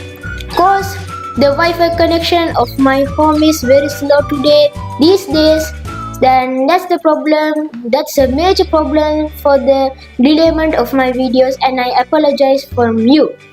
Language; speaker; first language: English; non-native, local second language; Sinhala